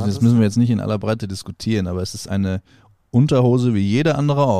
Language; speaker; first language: German; native; German